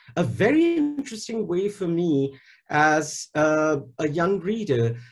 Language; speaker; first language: English; non-native, local second language; Hindi